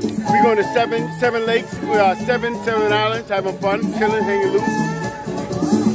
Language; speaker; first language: English; native; English